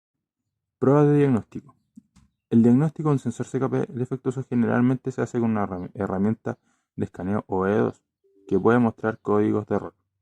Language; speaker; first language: Spanish; native; Spanish